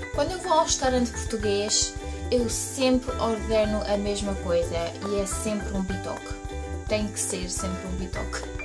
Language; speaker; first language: Portuguese; early bilingual, heritage; Portuguese